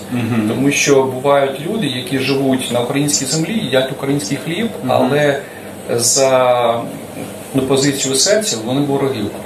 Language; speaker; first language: Ukrainian; non-native, local second language; Russian